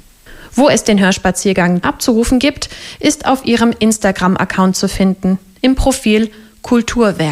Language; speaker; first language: German; native; German